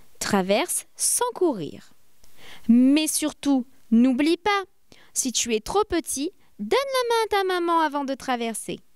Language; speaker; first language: French; native; French